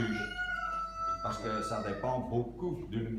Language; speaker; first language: French; non-native, local second language; Dutch